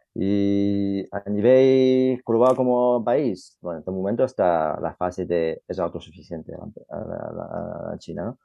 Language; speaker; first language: Spanish; non-native, fluent; Chinese